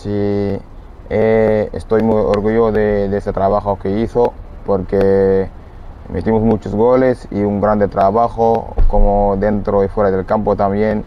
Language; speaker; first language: Spanish; non-native, fluent; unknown